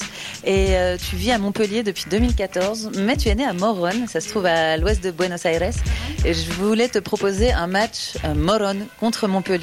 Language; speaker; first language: French; native; French